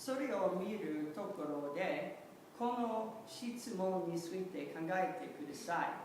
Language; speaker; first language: Japanese; non-native, learner; English